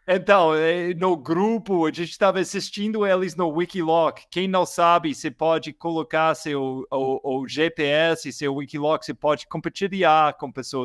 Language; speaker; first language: Portuguese; non-native, learner; English